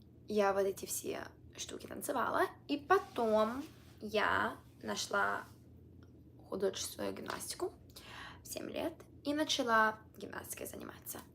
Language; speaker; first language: Russian; early bilingual, heritage; Russian